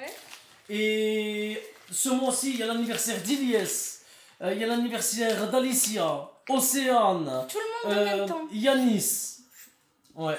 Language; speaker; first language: French; native; French